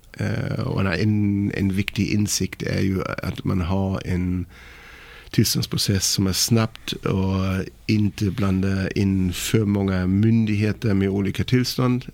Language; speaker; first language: Swedish; non-native, fluent; German